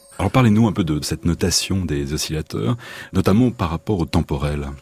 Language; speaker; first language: French; native; French